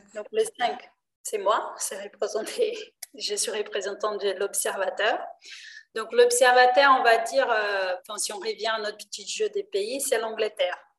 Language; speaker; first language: French; non-native, fluent; Portuguese